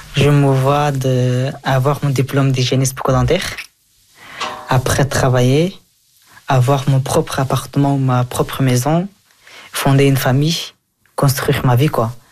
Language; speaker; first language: French; early bilingual, other home language; Hazaragi